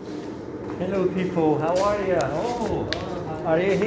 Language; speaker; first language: English; non-native, fluent; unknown